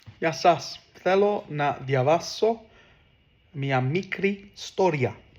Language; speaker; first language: Greek; non-native, learner; English